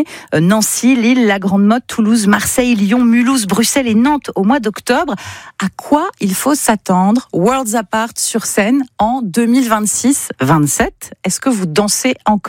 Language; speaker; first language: French; native; French